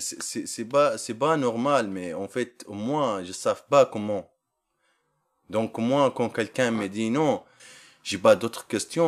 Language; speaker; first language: French; non-native, learner; Arabic